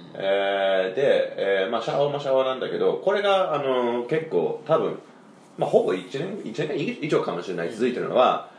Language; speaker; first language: Japanese; non-native, fluent; English